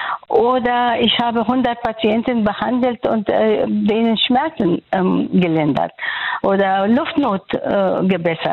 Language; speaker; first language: German; non-native, fluent; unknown